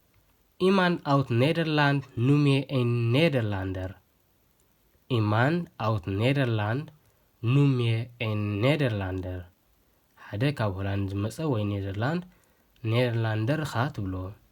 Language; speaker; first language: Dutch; non-native, learner; Tigrinya